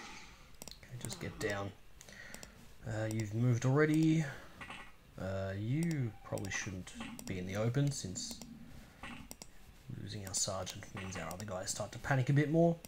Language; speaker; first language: English; native; English